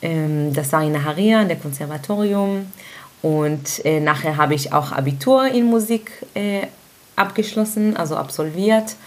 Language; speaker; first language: German; non-native, fluent; Hebrew